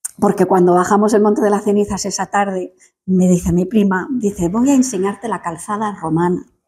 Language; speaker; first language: Spanish; non-native, fluent; English